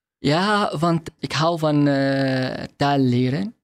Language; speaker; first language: Dutch; non-native, learner; Arabic